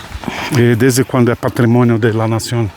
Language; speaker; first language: Spanish; non-native, learner; Portuguese